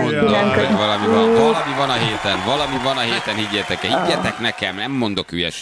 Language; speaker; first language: Hungarian; native; Hungarian